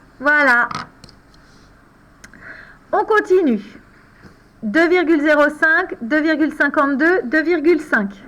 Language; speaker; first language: French; native; French